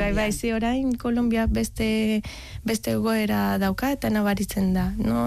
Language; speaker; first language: Basque; non-native, learner; Spanish